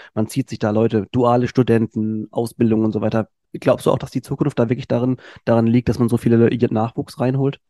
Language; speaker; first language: German; native; German